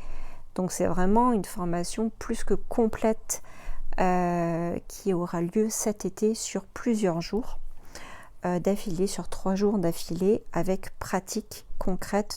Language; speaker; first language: French; native; French